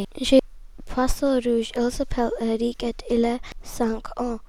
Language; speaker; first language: French; non-native, learner; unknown